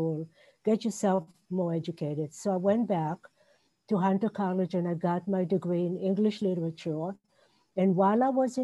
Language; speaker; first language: English; non-native, fluent; Hebrew